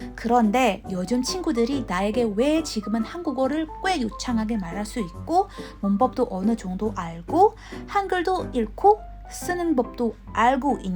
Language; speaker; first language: Korean; non-native, learner; Indonesian